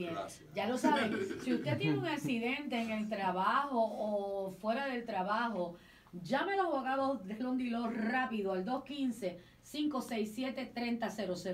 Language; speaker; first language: Spanish; native; Spanish